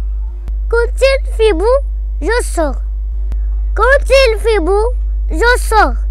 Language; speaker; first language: French; non-native, local second language; Arabic